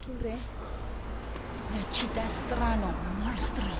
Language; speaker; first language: Italian; non-native, learner; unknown